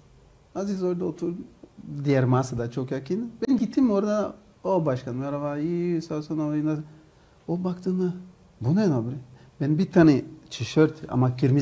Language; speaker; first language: Turkish; non-native, learner; Portuguese